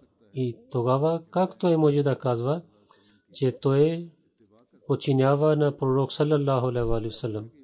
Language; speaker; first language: Bulgarian; non-native, fluent; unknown